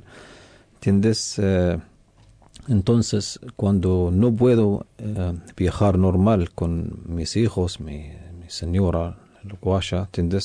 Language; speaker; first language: Spanish; non-native, local second language; Arabic